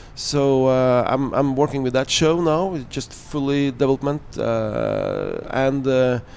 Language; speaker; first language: English; non-native, fluent; Norwegian